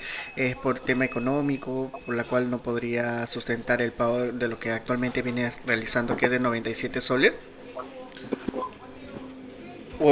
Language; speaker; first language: Spanish; native; Spanish